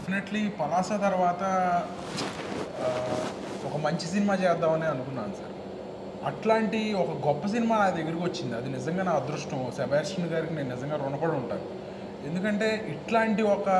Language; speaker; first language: Telugu; native; Telugu